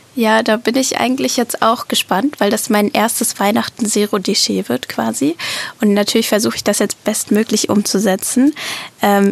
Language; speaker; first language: German; native; German